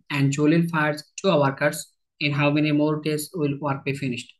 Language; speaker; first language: English; non-native, local second language; Bangla